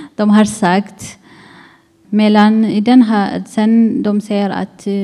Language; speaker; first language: Swedish; non-native, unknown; Tigrinya